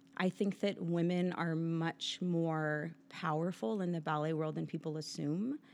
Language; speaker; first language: English; native; English